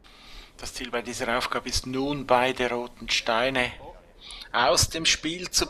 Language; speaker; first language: German; native; German